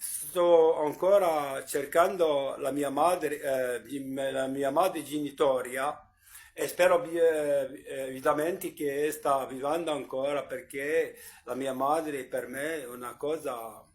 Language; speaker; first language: Italian; non-native, learner; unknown